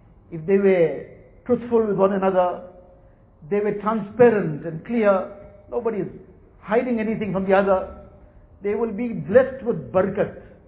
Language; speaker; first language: English; native; English